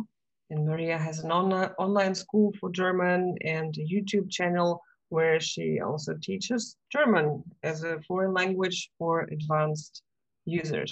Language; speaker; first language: English; non-native, fluent; Russian